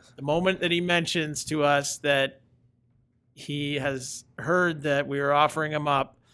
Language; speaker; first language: English; native; English